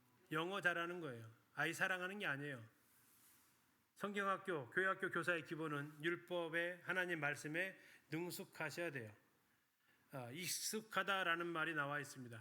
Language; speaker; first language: Korean; native; Korean